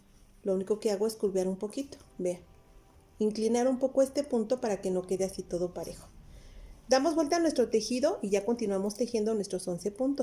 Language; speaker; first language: Spanish; native; Spanish